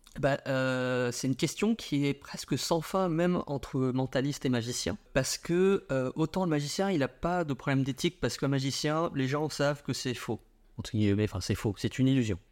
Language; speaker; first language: French; early bilingual, other home language; Vietnamese